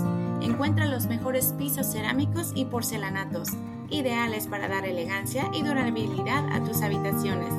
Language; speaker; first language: Spanish; native; Spanish